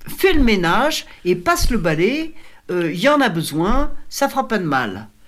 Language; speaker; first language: French; native; French